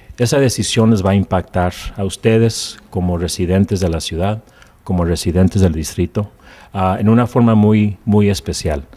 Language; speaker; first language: Spanish; early bilingual, heritage; Spanish